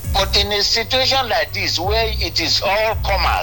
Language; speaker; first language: English; non-native, local second language; Yoruba